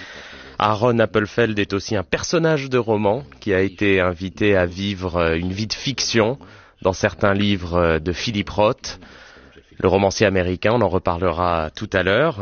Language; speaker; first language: French; native; French